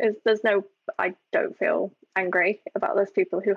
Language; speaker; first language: English; native; English